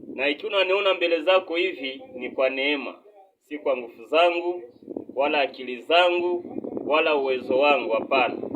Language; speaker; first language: Swahili; non-native, local second language; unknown